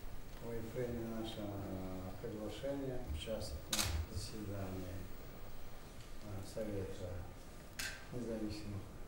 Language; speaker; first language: Russian; non-native, local second language; Turkmen